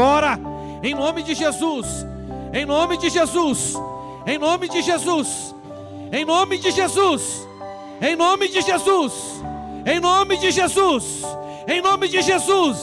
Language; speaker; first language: Portuguese; native; Portuguese